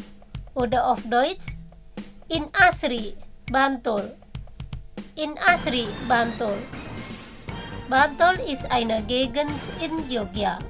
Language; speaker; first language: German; non-native, fluent; Indonesian